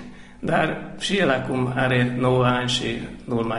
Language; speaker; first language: Romanian; non-native, local second language; Hungarian